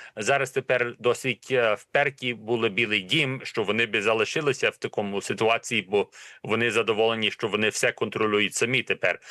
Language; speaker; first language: Ukrainian; early bilingual, heritage; Ukrainian